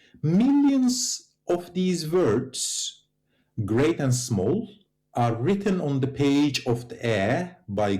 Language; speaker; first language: English; non-native, fluent; Turkish